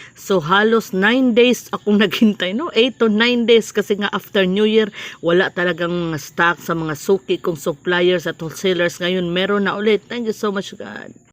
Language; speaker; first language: Filipino; non-native, local second language; Cebuano